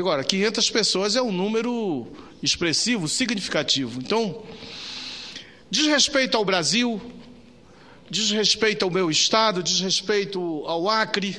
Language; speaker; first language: Portuguese; native; Portuguese